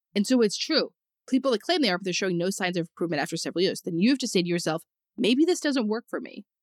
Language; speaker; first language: English; native; English